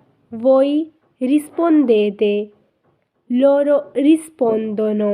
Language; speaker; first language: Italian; non-native, fluent; Urdu